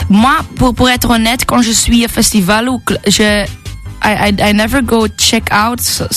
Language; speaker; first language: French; non-native, local second language; Dutch